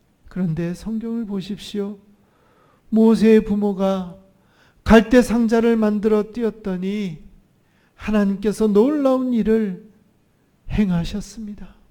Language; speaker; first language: Korean; native; Korean